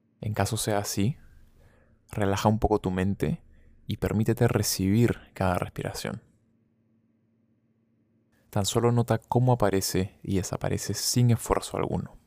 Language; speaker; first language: Spanish; native; Spanish